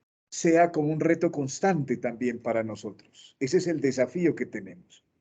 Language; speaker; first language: Spanish; native; Spanish